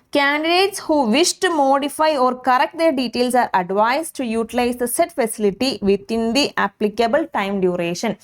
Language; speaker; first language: English; non-native, local second language; Malayalam